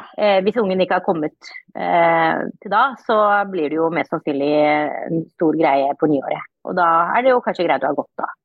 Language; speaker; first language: Norwegian; early bilingual, other home language; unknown